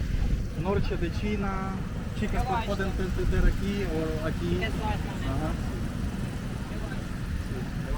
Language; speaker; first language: Portuguese; non-native, learner; Russian